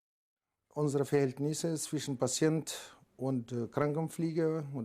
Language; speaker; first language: German; non-native, learner; Arabic